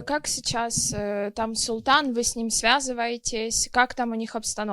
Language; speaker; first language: Russian; non-native, fluent; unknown